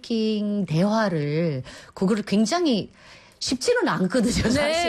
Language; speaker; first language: Korean; native; Korean